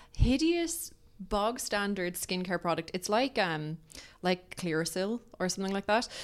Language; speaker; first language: English; native; English